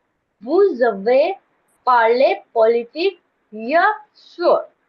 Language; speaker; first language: French; non-native, learner; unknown